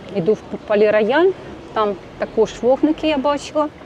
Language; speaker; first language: Ukrainian; non-native, local second language; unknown